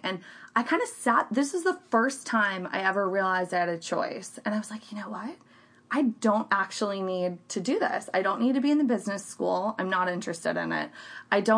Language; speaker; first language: English; native; English